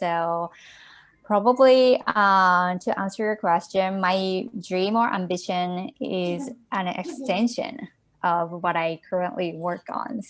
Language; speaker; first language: English; non-native, fluent; Japanese